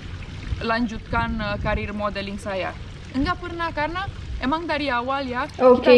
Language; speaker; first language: Indonesian; non-native, fluent; Romanian